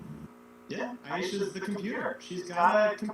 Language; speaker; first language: English; native; English